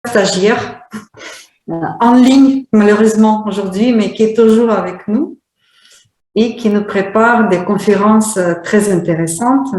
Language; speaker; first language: French; non-native, fluent; Russian